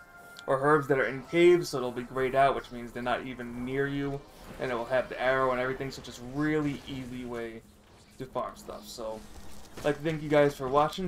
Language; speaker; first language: English; native; English